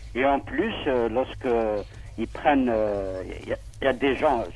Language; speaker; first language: French; non-native, local second language; Arabic